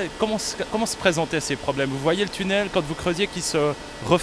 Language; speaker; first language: French; native; French